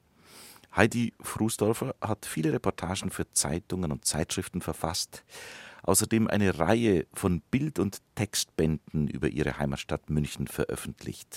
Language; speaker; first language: German; native; German